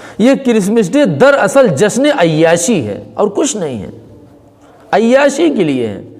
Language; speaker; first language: Urdu; native; Urdu